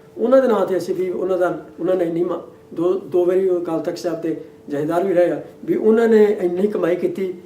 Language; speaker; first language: Punjabi; native; Punjabi